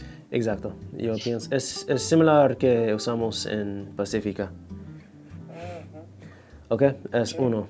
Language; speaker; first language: Spanish; non-native, fluent; English